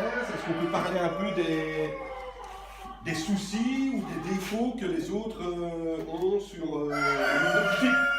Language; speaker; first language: French; native; French